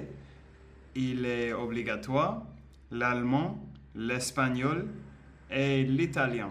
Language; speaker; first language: French; non-native, learner; Spanish